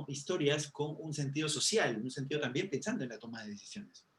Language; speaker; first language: Spanish; native; Spanish